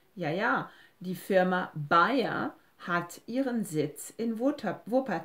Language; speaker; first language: German; non-native, fluent; French